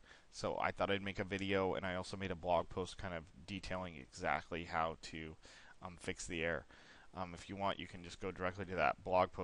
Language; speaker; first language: English; native; English